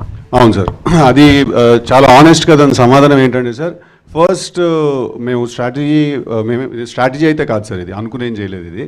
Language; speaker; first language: Telugu; native; Telugu